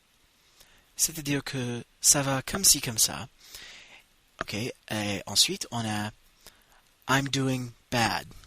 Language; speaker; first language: French; non-native, fluent; English